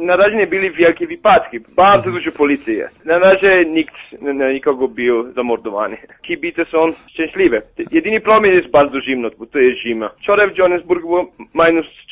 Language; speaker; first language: Polish; non-native, learner; Italian